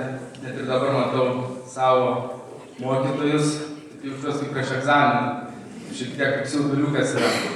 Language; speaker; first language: Lithuanian; native; Lithuanian